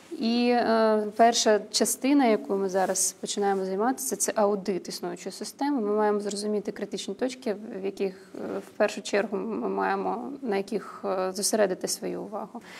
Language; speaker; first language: Ukrainian; non-native, local second language; Russian